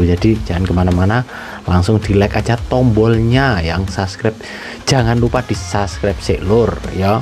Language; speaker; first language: Indonesian; native; Indonesian